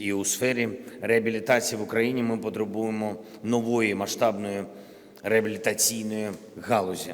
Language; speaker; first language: Ukrainian; non-native, local second language; Russian